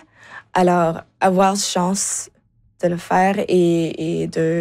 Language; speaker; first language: French; non-native, local second language; English